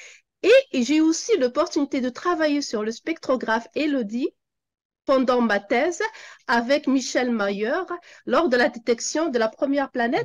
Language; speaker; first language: French; non-native, local second language; Arabic